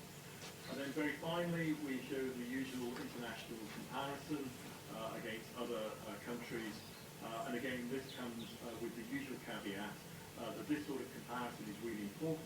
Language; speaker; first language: English; native; English